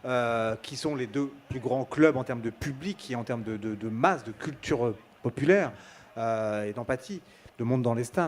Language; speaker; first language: French; native; French